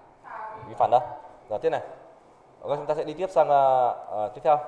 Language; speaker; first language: Chinese; non-native, fluent; Vietnamese